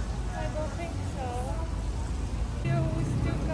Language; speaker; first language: English; non-native, learner; Chinese